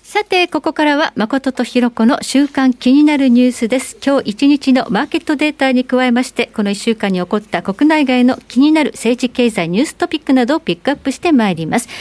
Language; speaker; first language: Japanese; native; Japanese